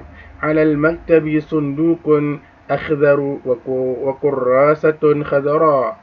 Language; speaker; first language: Arabic; non-native, fluent; Indonesian